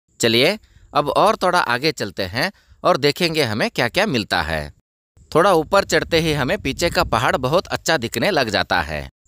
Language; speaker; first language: Hindi; non-native, local second language; Kannada